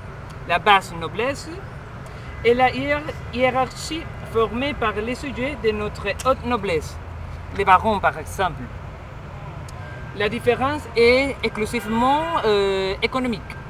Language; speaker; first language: French; non-native, learner; Spanish